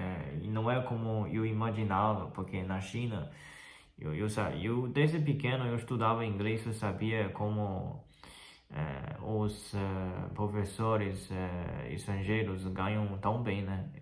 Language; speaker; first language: Portuguese; non-native, fluent; Chinese